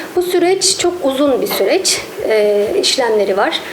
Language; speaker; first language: Turkish; native; Turkish